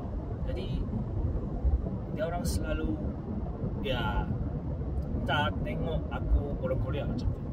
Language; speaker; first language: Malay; non-native, fluent; Korean